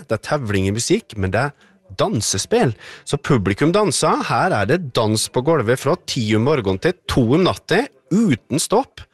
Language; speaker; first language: Norwegian; native; Norwegian